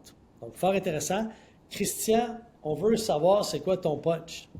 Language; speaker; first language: French; native; French